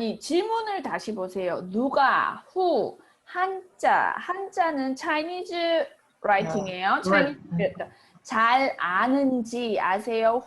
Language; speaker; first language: Korean; native; Korean